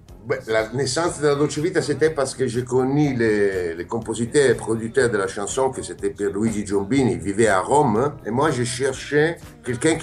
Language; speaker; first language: French; non-native, fluent; Italian